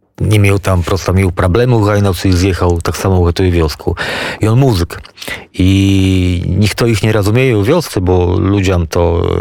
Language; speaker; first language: Polish; non-native, local second language; Belarusian